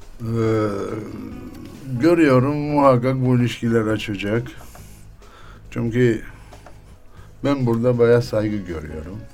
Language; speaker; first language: Turkish; non-native, learner; Armenian